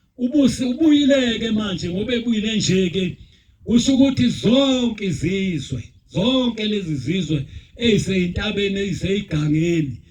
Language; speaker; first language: Zulu; native; Zulu